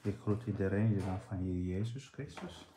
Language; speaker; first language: Dutch; non-native, fluent; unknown